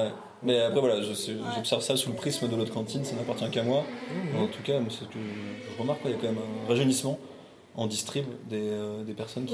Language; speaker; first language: French; native; French